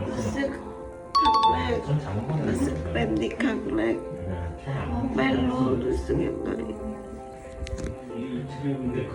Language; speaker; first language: Thai; non-native, learner; Korean